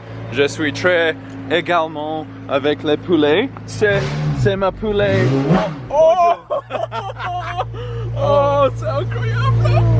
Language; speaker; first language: French; non-native, learner; English